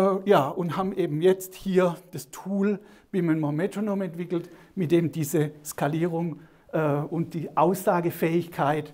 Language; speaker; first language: German; native; German